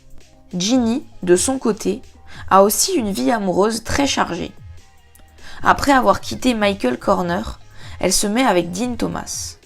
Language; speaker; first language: French; native; French